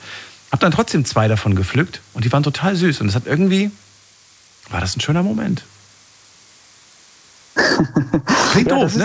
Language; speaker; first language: German; native; German